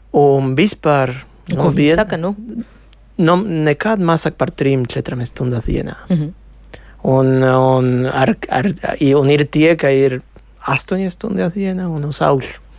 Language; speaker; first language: Latvian; non-native, local second language; Russian